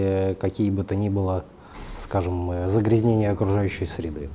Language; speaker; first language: Russian; native; Russian